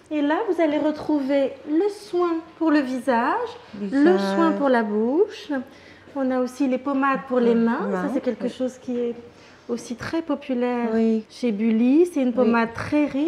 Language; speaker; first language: French; native; French